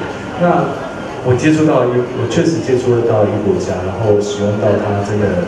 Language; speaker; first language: Chinese; native; Chinese